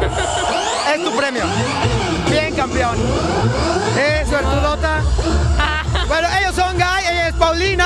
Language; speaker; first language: Spanish; native; Spanish